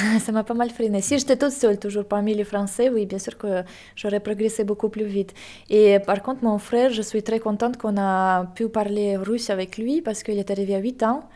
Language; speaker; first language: French; non-native, fluent; Russian